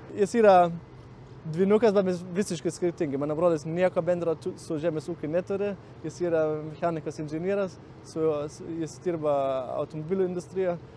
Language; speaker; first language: Lithuanian; non-native, learner; German